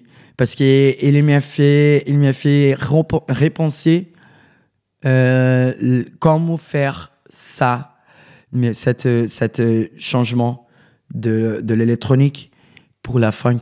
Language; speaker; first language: French; non-native, learner; Portuguese